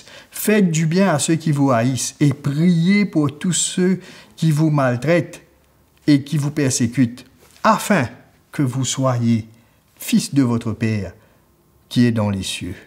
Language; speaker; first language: French; native; French